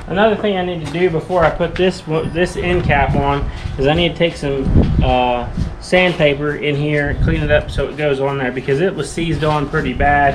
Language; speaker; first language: English; native; English